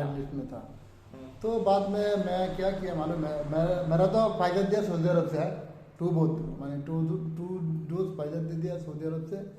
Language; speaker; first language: Hindi; non-native, learner; Bangla